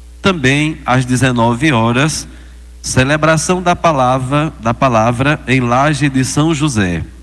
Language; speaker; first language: Portuguese; native; Portuguese